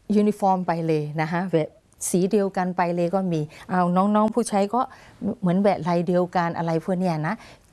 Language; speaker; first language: Thai; non-native, fluent; Burmese